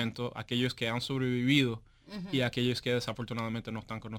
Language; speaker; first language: Spanish; native; Spanish